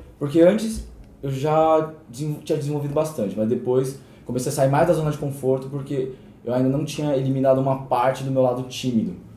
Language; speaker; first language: Portuguese; early bilingual, other home language; Korean